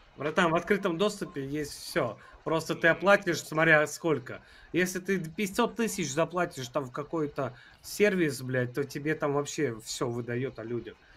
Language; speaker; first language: Russian; native; Russian